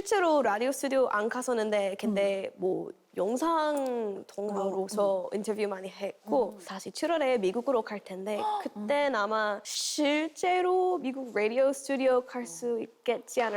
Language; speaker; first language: Korean; non-native, fluent; English